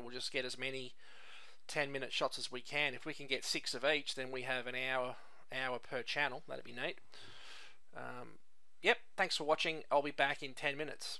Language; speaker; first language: English; native; English